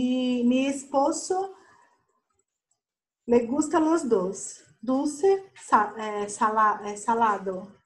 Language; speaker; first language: Spanish; non-native, fluent; Portuguese